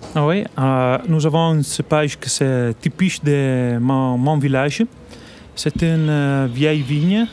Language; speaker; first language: French; non-native, learner; Italian